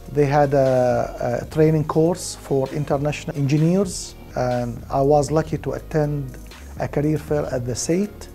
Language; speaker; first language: English; non-native, fluent; Arabic